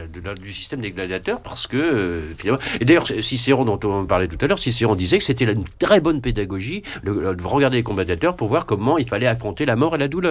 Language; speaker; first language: French; native; French